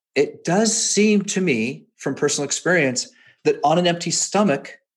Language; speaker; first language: English; native; English